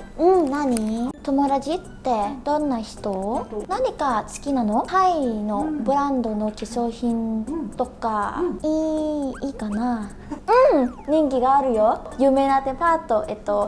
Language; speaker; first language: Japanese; non-native, learner; Thai